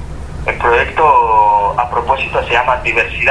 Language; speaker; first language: Spanish; non-native, fluent; Hebrew